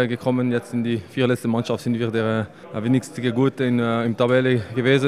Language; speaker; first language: German; non-native, local second language; French